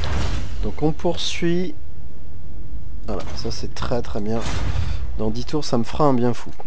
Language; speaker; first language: French; native; French